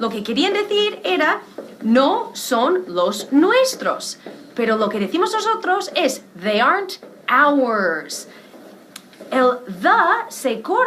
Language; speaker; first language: Spanish; native; Spanish